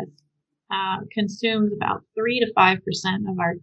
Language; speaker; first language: English; native; English